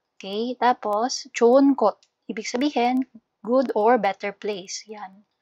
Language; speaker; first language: Filipino; native; Filipino